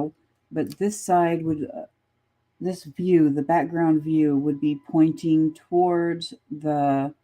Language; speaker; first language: English; native; English